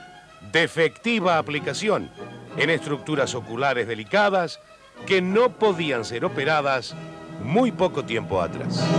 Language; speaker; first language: Spanish; native; Spanish